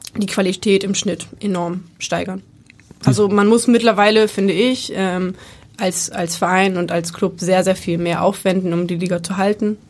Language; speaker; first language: German; native; German